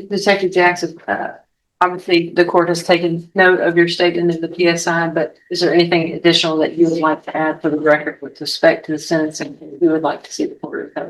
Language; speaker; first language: English; native; English